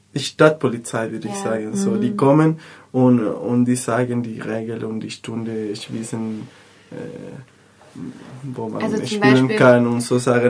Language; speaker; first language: German; non-native, learner; Spanish